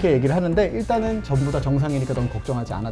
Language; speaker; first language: Korean; native; Korean